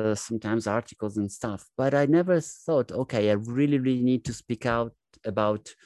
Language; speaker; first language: English; non-native, fluent; Italian